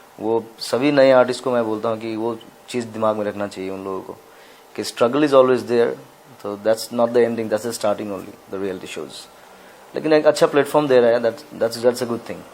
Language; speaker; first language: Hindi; non-native, local second language; Assamese